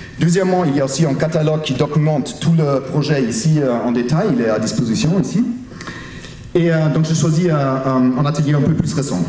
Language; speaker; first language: French; non-native, fluent; German